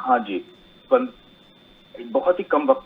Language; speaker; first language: Hindi; native; Hindi